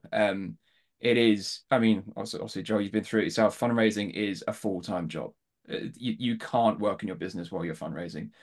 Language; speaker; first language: English; native; English